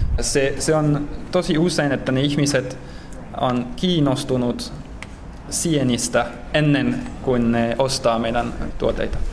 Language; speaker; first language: Finnish; non-native, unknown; French